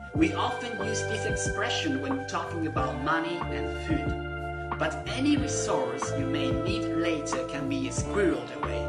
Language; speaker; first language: English; non-native, fluent; Spanish